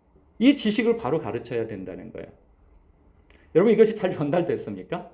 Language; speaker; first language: Korean; native; Korean